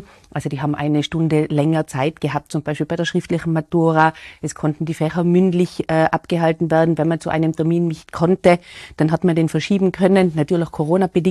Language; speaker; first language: German; native; German